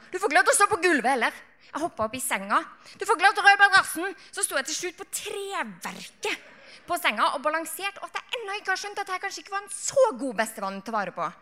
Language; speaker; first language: Norwegian; native; Norwegian